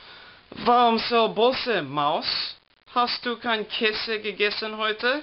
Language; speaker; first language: German; non-native, learner; English